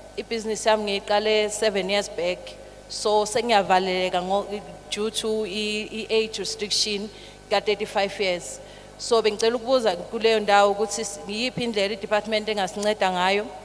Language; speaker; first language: Zulu; native; Zulu